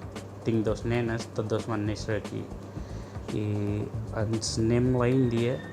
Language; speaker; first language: Catalan; non-native, learner; Punjabi